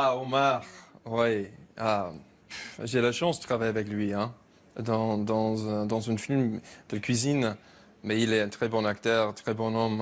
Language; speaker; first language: French; non-native, fluent; English